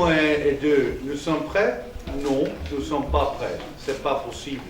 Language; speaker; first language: French; non-native, local second language; Dutch